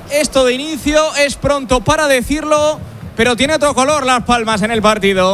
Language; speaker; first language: Spanish; native; Spanish